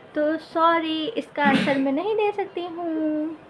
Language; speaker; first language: Hindi; native; Hindi